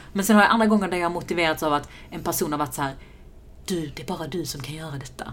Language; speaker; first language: Swedish; early bilingual, other home language; Persian